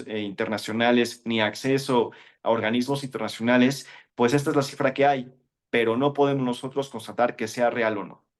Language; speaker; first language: Spanish; native; Spanish